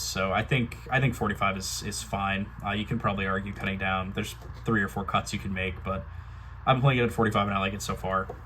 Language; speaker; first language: English; native; English